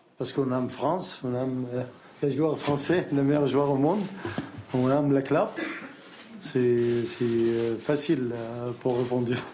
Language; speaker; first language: French; non-native, learner; Arabic